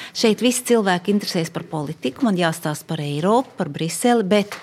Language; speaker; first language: Latvian; native; Latvian